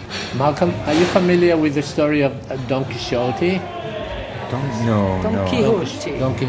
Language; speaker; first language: English; native; English